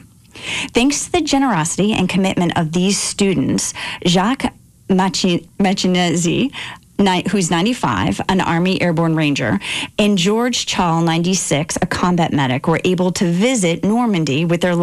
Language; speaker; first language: English; native; English